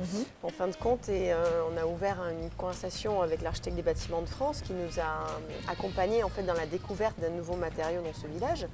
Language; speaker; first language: French; native; French